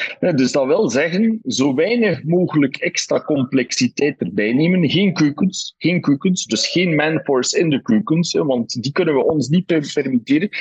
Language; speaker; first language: Dutch; native; Dutch